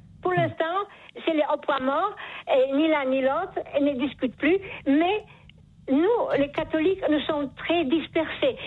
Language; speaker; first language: French; non-native, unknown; Polish